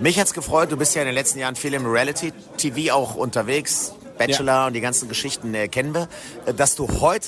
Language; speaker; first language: German; native; German